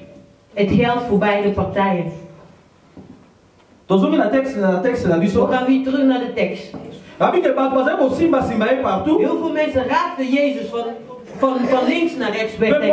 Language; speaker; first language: Dutch; early bilingual, other home language; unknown